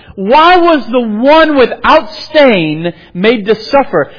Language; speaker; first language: English; native; English